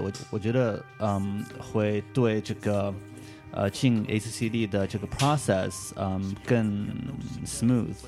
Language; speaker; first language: Chinese; early bilingual, heritage; Chinese